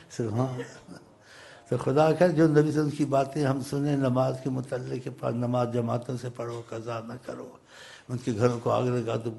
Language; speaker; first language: Urdu; non-native, local second language; Saraiki